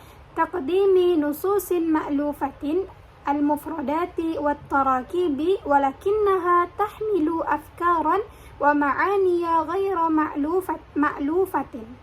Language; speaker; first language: Arabic; non-native, learner; Indonesian